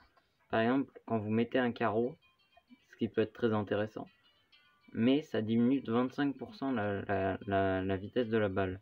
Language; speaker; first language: French; native; French